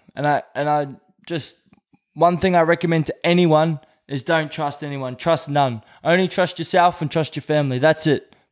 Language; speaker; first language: English; native; English